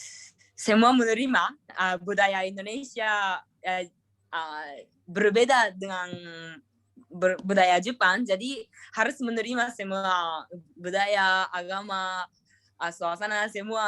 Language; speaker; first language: Indonesian; non-native, learner; Japanese